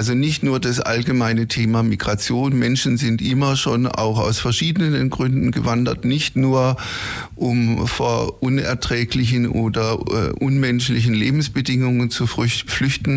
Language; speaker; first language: German; native; German